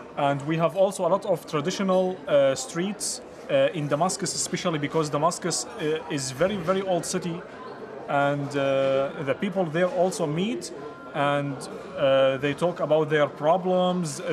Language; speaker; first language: English; non-native, fluent; Adyghe